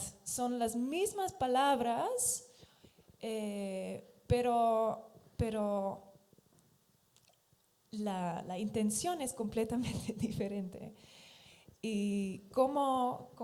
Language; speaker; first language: Spanish; non-native, fluent; Dutch